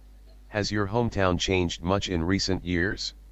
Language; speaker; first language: English; non-native, learner; Vietnamese